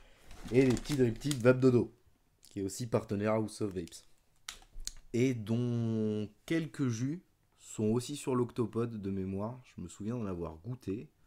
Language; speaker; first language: French; native; French